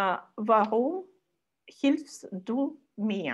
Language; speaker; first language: German; non-native, learner; Russian